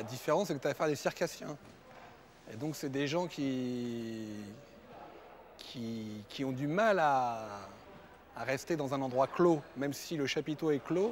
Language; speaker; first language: French; native; French